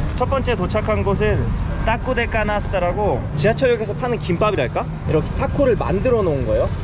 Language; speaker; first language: Korean; native; Korean